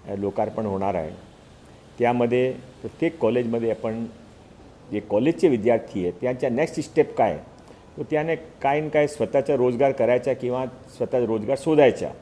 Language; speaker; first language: Marathi; non-native, local second language; Hindi